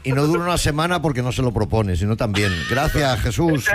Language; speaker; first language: Spanish; native; Spanish